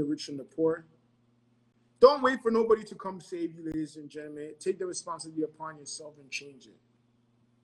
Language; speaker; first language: English; non-native, local second language; Akan